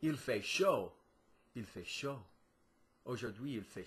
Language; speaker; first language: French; non-native, learner; English